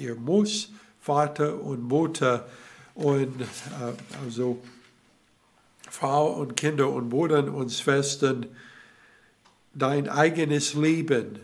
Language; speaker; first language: German; non-native, learner; English